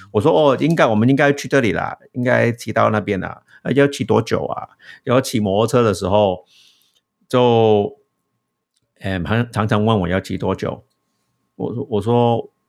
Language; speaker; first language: Chinese; early bilingual, heritage; Chinese